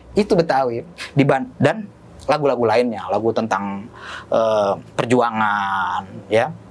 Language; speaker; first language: Indonesian; native; Indonesian